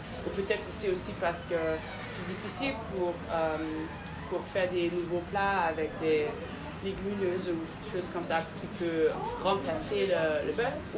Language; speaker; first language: French; non-native, fluent; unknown